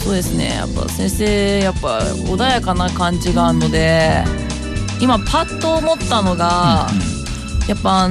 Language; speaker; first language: Japanese; native; Japanese